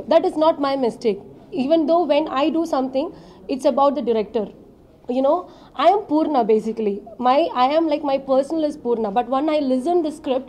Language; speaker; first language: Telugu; non-native, learner; Malayalam